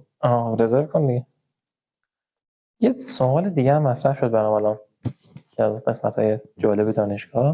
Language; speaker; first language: Persian; native; Persian